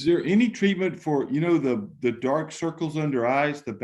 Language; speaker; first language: English; native; English